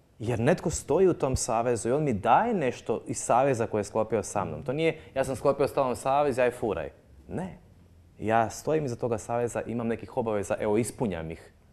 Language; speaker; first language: Croatian; native; Croatian